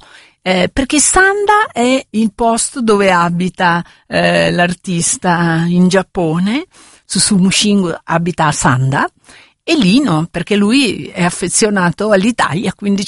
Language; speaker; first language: Italian; native; Italian